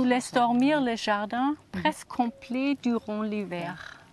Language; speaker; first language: French; non-native, learner; German